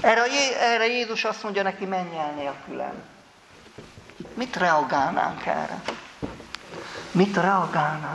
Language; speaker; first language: Hungarian; native; Hungarian